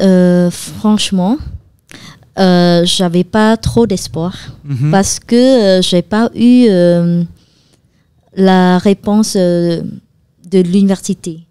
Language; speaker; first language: French; non-native, fluent; Khmer